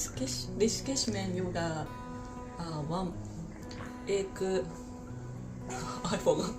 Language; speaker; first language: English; non-native, learner; Japanese